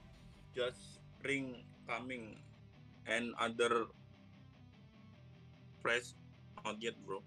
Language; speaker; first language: English; non-native, learner; Indonesian